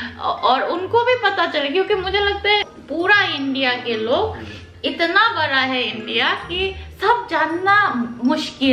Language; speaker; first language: Hindi; non-native, learner; Korean